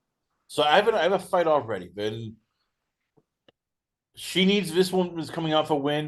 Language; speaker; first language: English; native; English